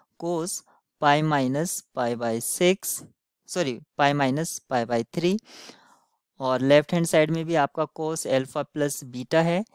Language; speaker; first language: Hindi; native; Hindi